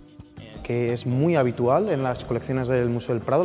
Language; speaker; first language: Spanish; native; Spanish